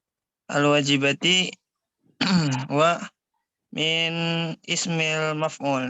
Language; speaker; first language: Arabic; non-native, learner; Indonesian